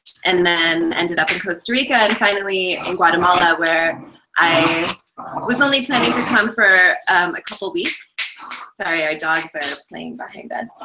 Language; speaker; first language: English; native; English